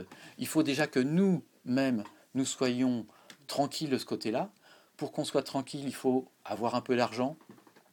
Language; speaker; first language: French; native; French